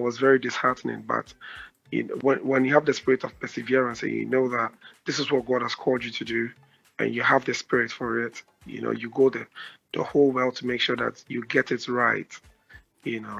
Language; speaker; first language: English; non-native, local second language; Akan